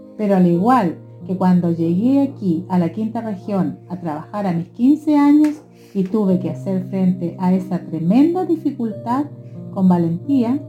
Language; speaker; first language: Spanish; native; Spanish